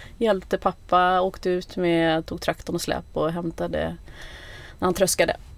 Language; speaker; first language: Swedish; native; Swedish